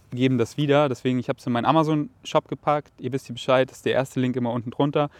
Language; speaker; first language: German; native; German